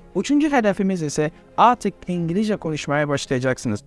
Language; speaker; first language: Turkish; native; Turkish